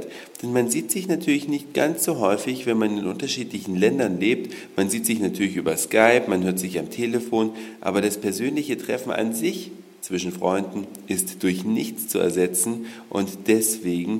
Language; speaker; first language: German; native; German